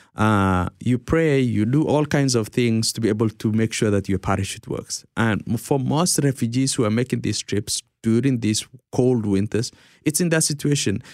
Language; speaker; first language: English; early bilingual, other home language; Somali